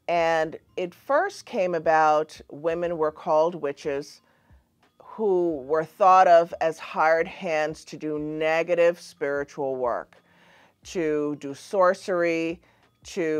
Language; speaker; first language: English; native; English